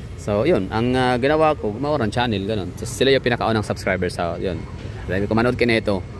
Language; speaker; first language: Filipino; non-native, local second language; Cebuano